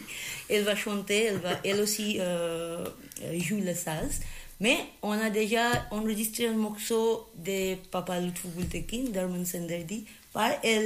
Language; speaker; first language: French; non-native, fluent; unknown